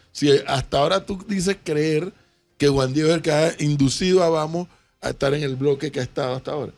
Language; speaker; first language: Spanish; native; Spanish